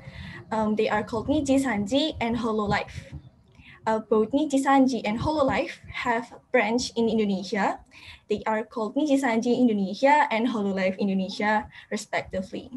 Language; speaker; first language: English; non-native, fluent; Indonesian